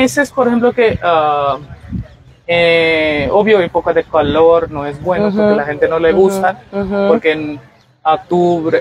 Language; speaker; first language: Spanish; non-native, learner; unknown